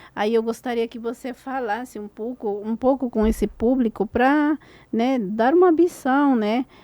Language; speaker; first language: Portuguese; non-native, fluent; Spanish